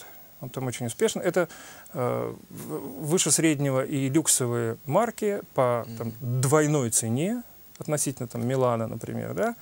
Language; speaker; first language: Russian; native; Russian